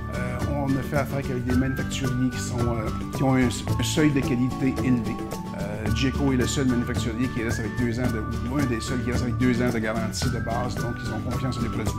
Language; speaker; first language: French; native; French